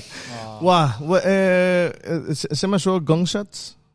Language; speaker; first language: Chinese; non-native, learner; Spanish